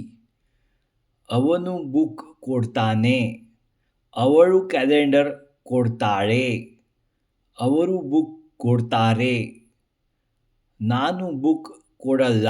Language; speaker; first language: Kannada; non-native, learner; Marathi